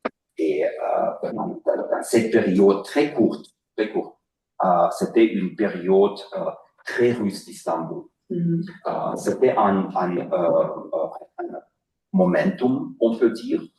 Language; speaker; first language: French; non-native, fluent; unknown